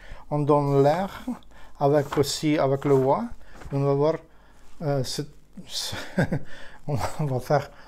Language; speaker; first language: French; non-native, learner; Ukrainian